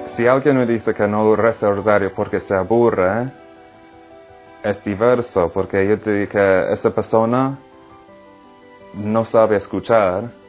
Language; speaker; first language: Spanish; non-native, fluent; English